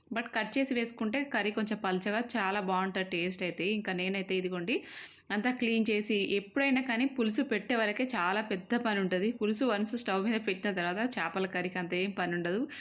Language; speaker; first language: Telugu; native; Telugu